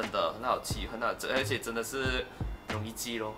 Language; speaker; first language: Chinese; native; Chinese